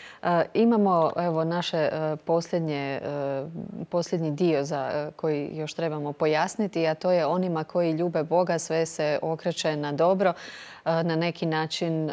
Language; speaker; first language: Croatian; native; Croatian